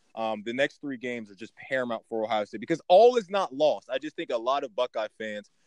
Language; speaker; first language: English; native; English